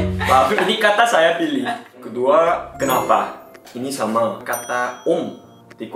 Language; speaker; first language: Indonesian; non-native, learner; Korean